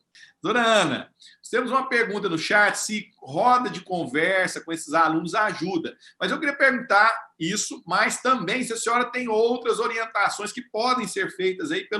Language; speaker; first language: Portuguese; native; Portuguese